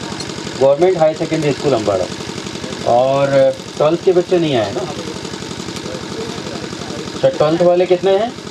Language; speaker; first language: Hindi; native; Hindi